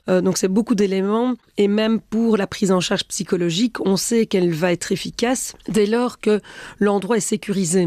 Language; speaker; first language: French; native; French